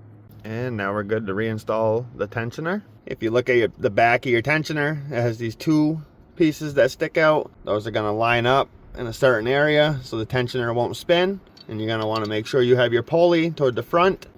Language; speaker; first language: English; native; English